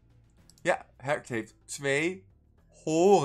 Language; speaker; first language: Dutch; non-native, fluent; English